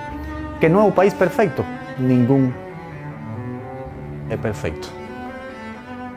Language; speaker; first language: Portuguese; non-native, fluent; Spanish